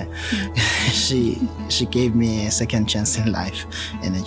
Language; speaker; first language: English; non-native, local second language; Swati